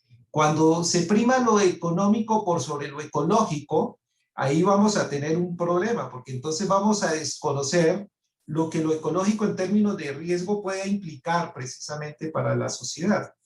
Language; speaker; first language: Spanish; native; Spanish